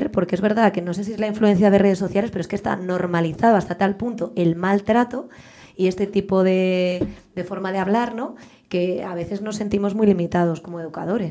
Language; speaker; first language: Spanish; native; Spanish